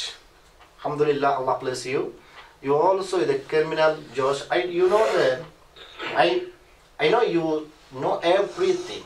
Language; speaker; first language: English; non-native, learner; Rohingya